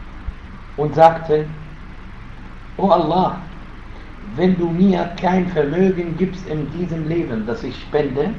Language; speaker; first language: German; non-native, fluent; Arabic